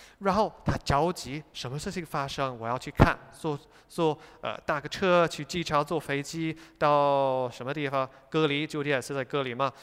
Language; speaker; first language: Chinese; non-native, fluent; English